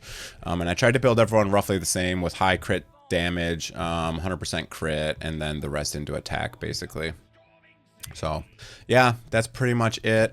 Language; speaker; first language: English; native; English